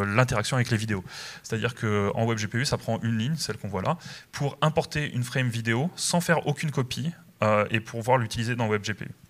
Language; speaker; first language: French; native; French